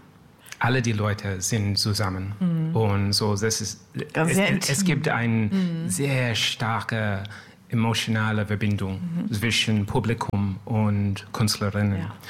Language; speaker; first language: German; non-native, learner; English